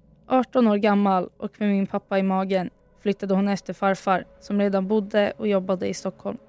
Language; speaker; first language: Swedish; early bilingual, heritage; Finnish